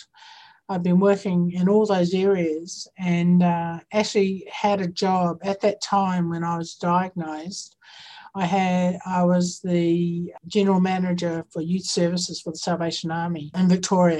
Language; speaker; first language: English; native; English